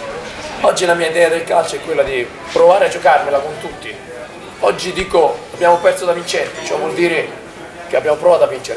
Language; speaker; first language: Italian; native; Italian